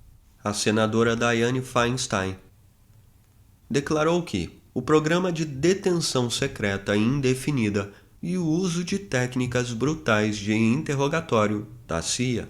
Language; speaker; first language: Portuguese; native; Portuguese